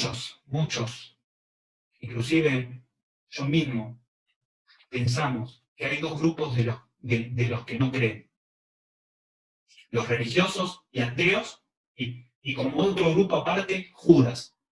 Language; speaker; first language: Spanish; early bilingual, other home language; Korean